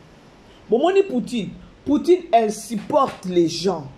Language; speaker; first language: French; non-native, local second language; Lingala